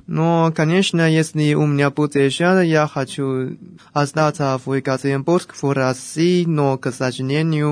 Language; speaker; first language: Russian; non-native, fluent; Chinese